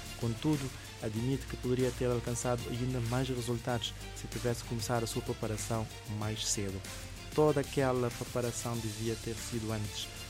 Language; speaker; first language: Portuguese; non-native, local second language; Kabuverdianu